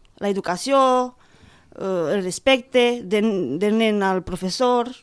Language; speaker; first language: Catalan; non-native, fluent; Romanian